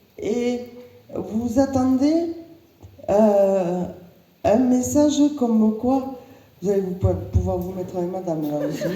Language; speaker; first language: French; native; French